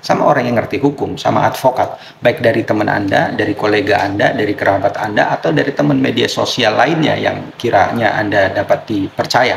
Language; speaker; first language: Indonesian; native; Indonesian